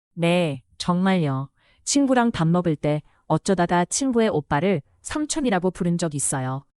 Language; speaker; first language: Korean; non-native, fluent; Chinese